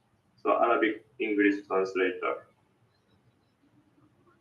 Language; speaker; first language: English; non-native, fluent; Japanese